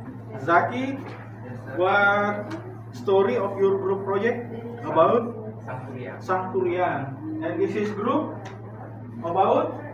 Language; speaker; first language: English; non-native, learner; Indonesian